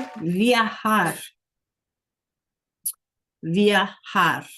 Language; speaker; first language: Spanish; non-native, fluent; English